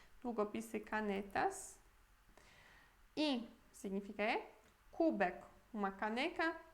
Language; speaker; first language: Portuguese; non-native, fluent; Polish